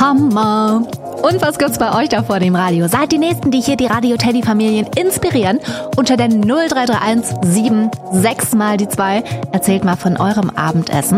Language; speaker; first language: German; native; German